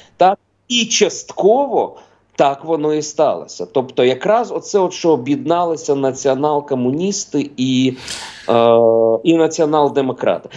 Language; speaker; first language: Ukrainian; non-native, local second language; Russian